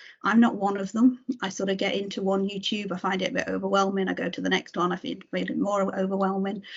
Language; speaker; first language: English; native; English